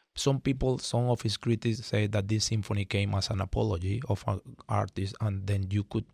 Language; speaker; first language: English; non-native, fluent; Spanish